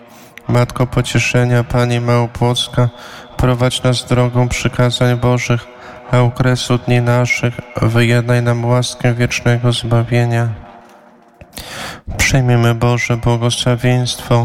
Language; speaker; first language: Polish; native; Polish